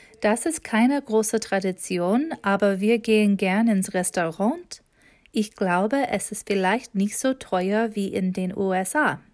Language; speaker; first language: German; non-native, fluent; English